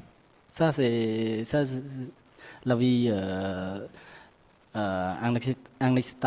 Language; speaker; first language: French; non-native, learner; Khmer